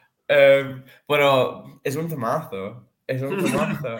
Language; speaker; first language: Spanish; non-native, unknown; English